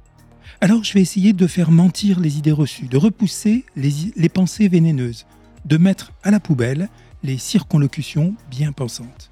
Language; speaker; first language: French; native; French